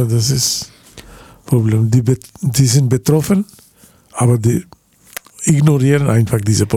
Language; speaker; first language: German; non-native, learner; Bangla